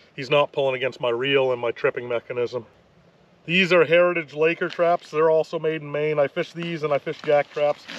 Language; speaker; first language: English; native; English